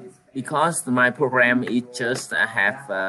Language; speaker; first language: English; non-native, learner; Vietnamese